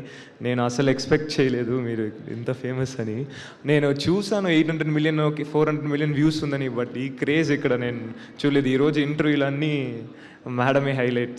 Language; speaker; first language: Telugu; non-native, learner; Tamil